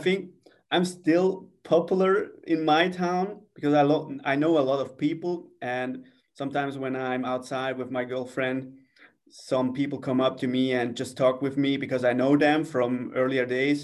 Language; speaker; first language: English; non-native, fluent; Swiss German